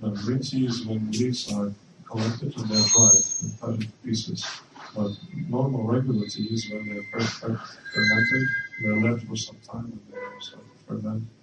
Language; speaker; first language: English; non-native, fluent; Russian